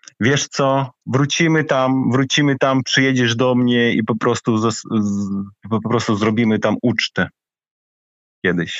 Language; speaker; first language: Polish; non-native, fluent; Ukrainian